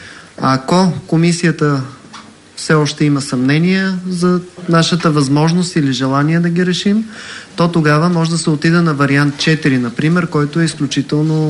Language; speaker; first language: Bulgarian; native; Bulgarian